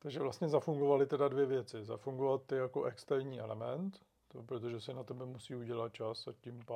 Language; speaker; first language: Czech; native; Czech